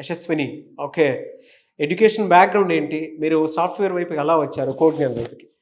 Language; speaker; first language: Telugu; native; Telugu